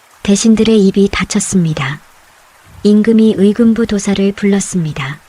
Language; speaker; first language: Korean; native; Korean